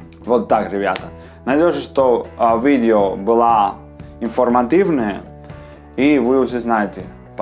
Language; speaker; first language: Russian; non-native, fluent; Spanish